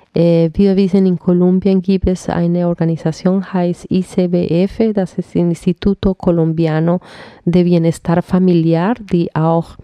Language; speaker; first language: German; non-native, fluent; Spanish